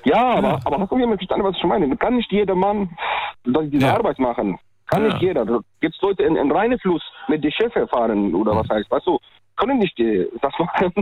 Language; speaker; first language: German; non-native, learner; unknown